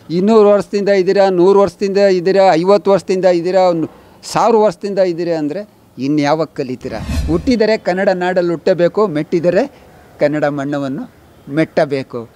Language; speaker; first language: Kannada; non-native, local second language; Urdu